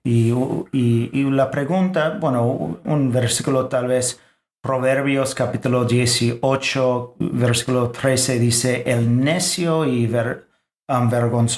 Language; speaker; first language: Spanish; non-native, fluent; English